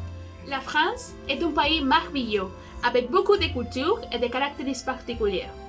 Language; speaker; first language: French; non-native, learner; Spanish